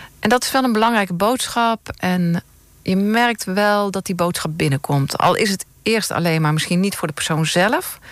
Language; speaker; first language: Dutch; native; Dutch